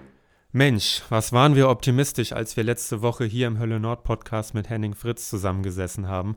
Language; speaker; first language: German; native; German